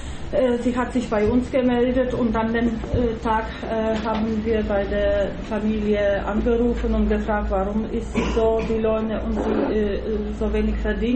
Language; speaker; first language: German; non-native, fluent; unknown